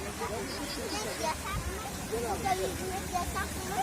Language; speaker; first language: Turkish; non-native, learner; Uzbek